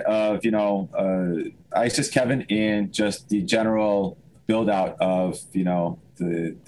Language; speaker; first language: English; native; English